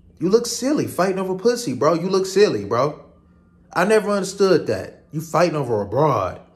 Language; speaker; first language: English; native; English